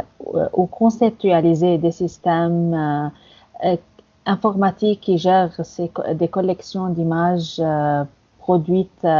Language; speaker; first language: French; non-native, fluent; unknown